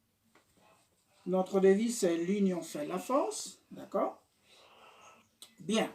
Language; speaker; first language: French; non-native, local second language; Haitian Creole